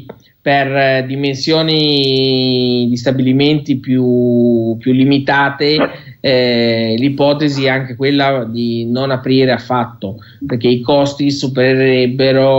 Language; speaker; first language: Italian; native; Italian